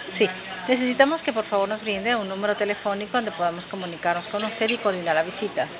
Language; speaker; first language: Spanish; native; Spanish